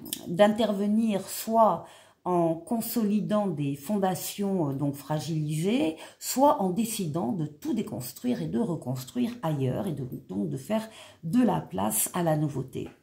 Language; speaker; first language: French; native; French